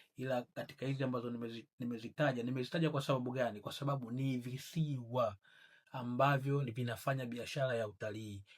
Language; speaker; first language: Swahili; native; Swahili